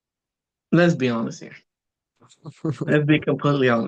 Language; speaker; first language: English; native; English